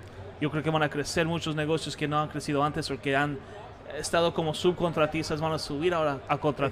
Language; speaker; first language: Spanish; early bilingual, heritage; Spanish